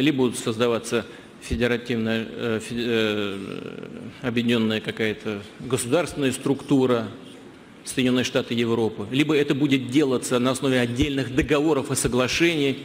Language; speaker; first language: Russian; native; Russian